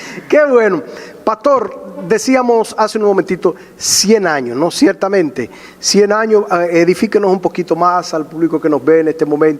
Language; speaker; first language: Spanish; native; Spanish